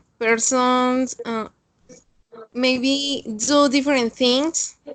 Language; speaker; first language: English; non-native, learner; Spanish